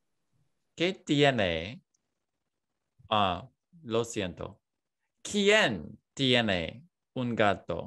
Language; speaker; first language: Spanish; non-native, learner; English